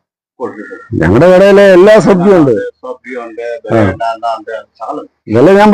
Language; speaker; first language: Malayalam; non-native, learner; Assamese